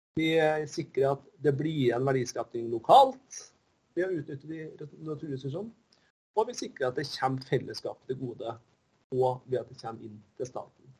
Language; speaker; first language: Norwegian; native; Norwegian